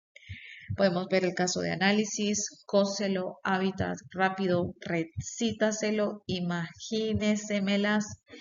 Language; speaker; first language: Spanish; native; Spanish